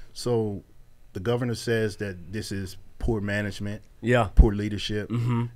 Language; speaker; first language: English; native; English